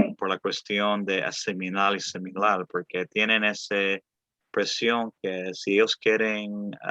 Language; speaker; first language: Spanish; early bilingual, other home language; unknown